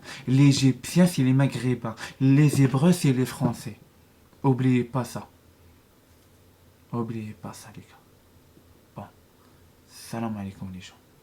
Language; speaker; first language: French; non-native, learner; Arabic